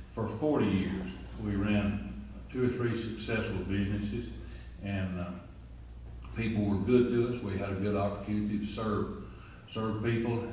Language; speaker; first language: English; native; English